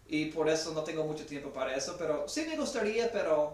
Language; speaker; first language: Spanish; non-native, fluent; English